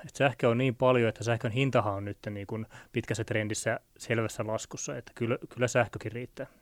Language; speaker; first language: Finnish; native; Finnish